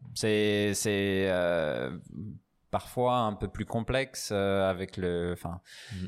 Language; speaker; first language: French; non-native, fluent; English